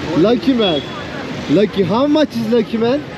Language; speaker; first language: English; non-native, learner; Turkish